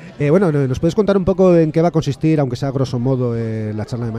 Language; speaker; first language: Spanish; native; Spanish